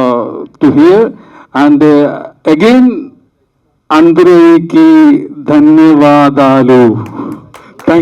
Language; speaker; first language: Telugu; non-native, learner; Malayalam